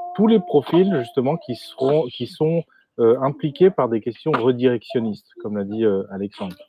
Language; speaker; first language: French; non-native, fluent; Spanish